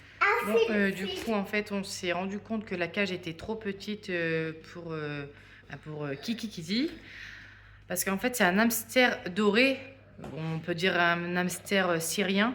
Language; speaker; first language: French; native; French